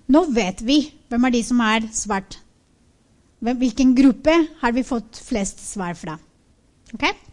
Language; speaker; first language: Norwegian; non-native, fluent; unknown